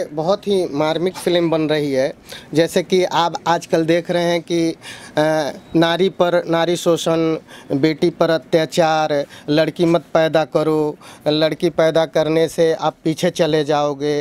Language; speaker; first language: Hindi; native; Hindi